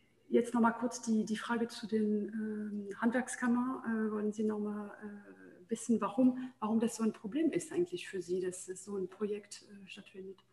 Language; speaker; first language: German; non-native, fluent; French